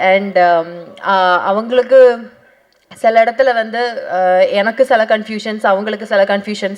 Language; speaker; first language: Tamil; non-native, fluent; Malayalam